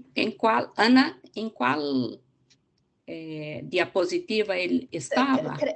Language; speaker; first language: Spanish; non-native, learner; Portuguese